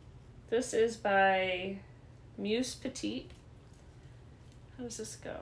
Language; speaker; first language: English; native; English